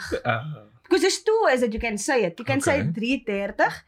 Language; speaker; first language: English; native; English